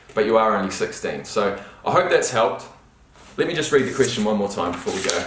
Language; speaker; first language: English; native; English